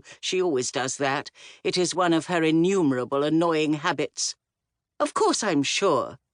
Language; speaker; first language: English; native; English